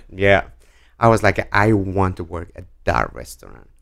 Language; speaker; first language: English; non-native, learner; Spanish